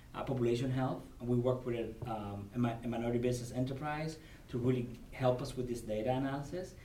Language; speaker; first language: English; non-native, fluent; Spanish